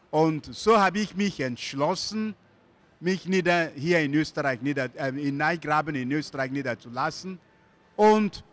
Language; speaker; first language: German; non-native, fluent; Igbo